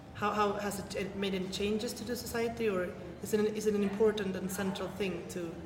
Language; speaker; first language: English; non-native, fluent; Swedish